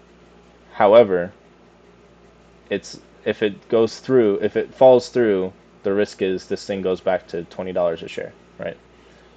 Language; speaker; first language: English; native; English